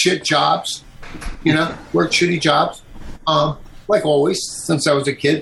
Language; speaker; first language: English; native; English